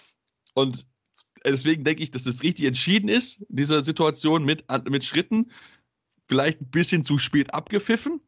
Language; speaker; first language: German; native; German